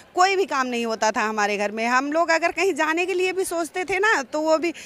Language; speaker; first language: Hindi; native; Hindi